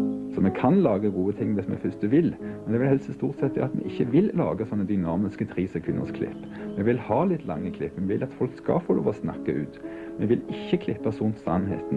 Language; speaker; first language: Norwegian; native; Norwegian